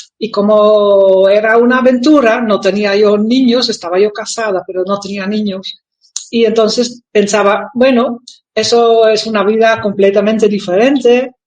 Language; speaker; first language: Spanish; non-native, fluent; Dutch